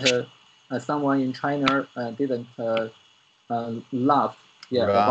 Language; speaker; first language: English; non-native, learner; Chinese